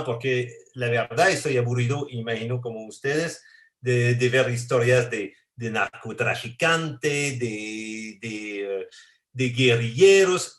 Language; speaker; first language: Spanish; non-native, fluent; French